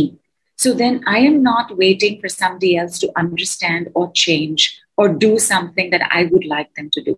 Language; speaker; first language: English; non-native, local second language; Hindi